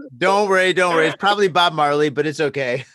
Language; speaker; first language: English; native; English